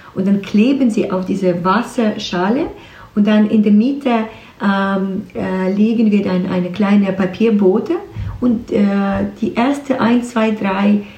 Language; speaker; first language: German; non-native, learner; Ukrainian